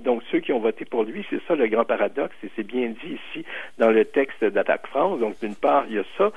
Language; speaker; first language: French; native; French